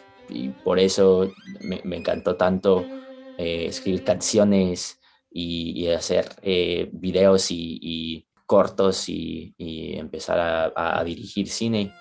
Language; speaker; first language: Spanish; early bilingual, heritage; Spanish